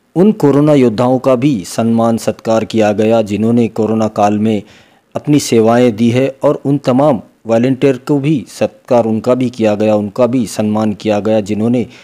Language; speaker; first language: Hindi; non-native, local second language; Urdu